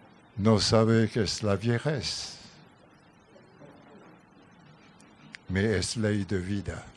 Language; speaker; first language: Spanish; non-native, learner; French